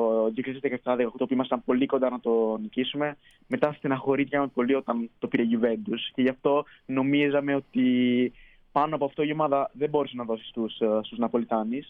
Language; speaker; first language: Greek; early bilingual, heritage; Greek